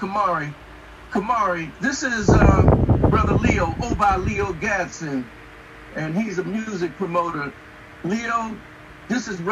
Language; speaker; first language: English; native; English